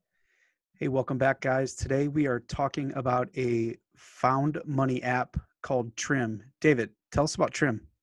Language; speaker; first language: English; native; English